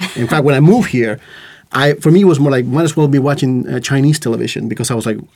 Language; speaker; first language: English; non-native, fluent; Spanish